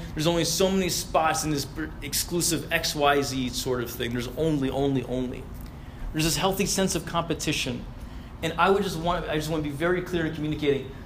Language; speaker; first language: English; early bilingual, other home language; Arabic